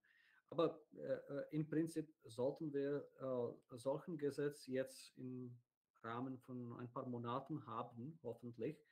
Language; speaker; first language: German; non-native, learner; Czech